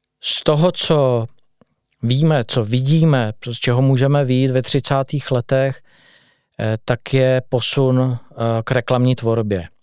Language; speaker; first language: Czech; native; Czech